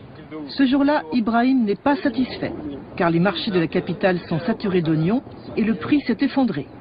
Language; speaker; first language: French; native; French